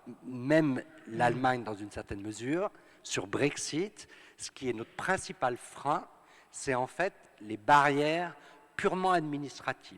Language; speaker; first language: French; native; French